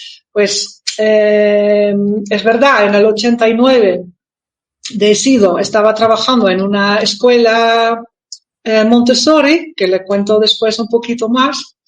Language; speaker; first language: Spanish; non-native, fluent; Dutch